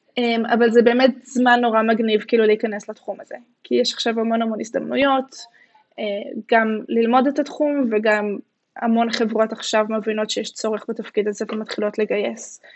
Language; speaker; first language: Hebrew; native; Hebrew